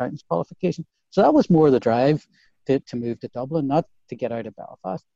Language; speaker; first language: English; native; English